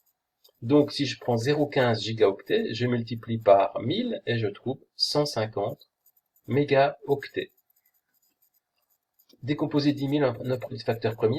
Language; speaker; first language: French; native; French